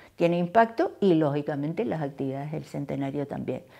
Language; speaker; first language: Spanish; native; Spanish